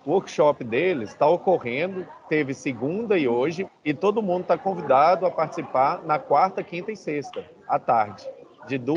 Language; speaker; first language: Portuguese; native; Portuguese